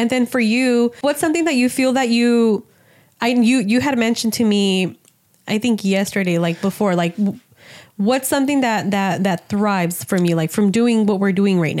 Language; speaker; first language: English; early bilingual, other home language; Spanish